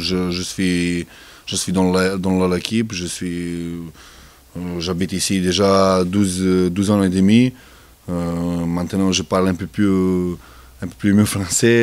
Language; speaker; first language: French; non-native, learner; Serbian